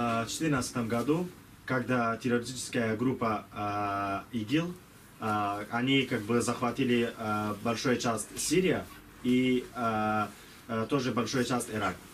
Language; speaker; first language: Russian; non-native, learner; Kurdish